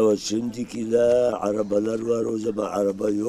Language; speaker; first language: Turkish; non-native, local second language; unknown